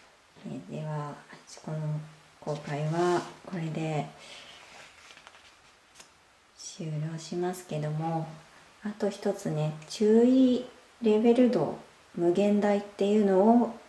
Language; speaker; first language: Japanese; native; Japanese